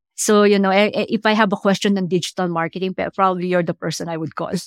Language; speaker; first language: English; non-native, local second language; Filipino